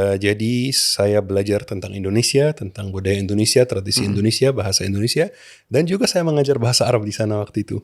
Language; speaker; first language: Indonesian; non-native, fluent; Arabic